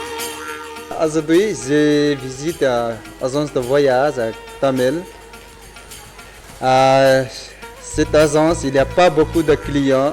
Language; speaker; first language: French; non-native, learner; Sherpa